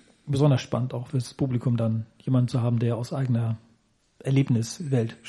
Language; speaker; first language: German; native; German